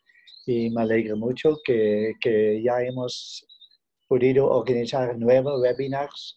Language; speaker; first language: Spanish; non-native, fluent; Dutch